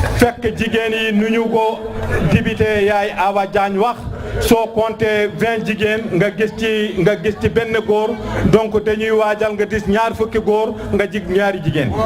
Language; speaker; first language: Wolof; non-native, local second language; Fula